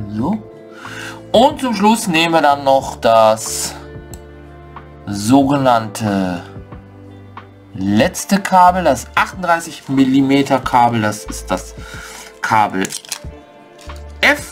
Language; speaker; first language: German; native; German